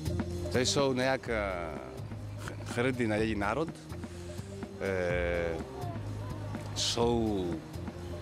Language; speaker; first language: Czech; non-native, learner; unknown